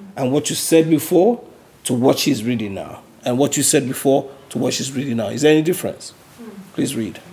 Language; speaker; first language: English; non-native, local second language; Yoruba